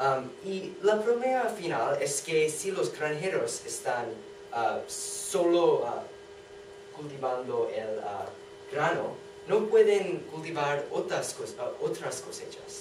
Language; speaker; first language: Spanish; non-native, learner; English